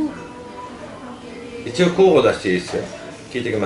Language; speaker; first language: Japanese; native; Japanese